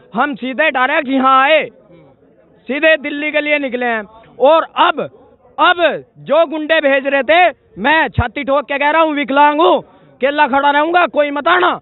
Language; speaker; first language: Hindi; native; Hindi